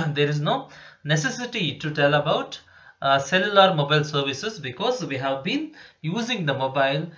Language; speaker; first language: English; non-native, local second language; Kannada